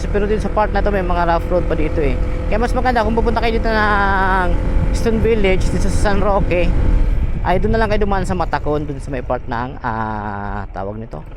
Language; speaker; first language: Filipino; non-native, local second language; Bikol